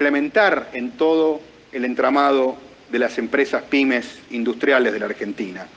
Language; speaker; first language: Spanish; native; Spanish